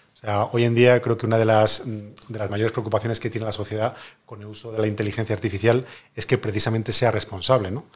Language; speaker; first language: Spanish; native; Spanish